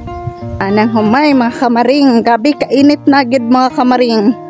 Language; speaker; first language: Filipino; non-native, local second language; Hiligaynon